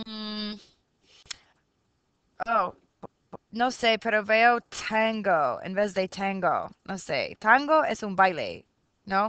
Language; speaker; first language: Spanish; non-native, fluent; English